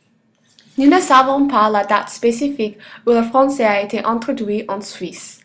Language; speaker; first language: French; non-native, learner; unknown